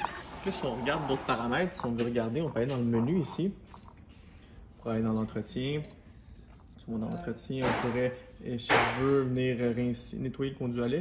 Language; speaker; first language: French; native; French